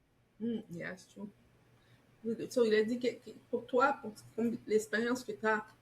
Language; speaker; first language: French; early bilingual, other home language; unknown